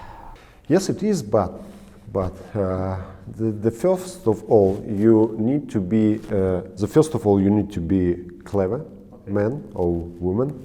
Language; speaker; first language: English; non-native, learner; Russian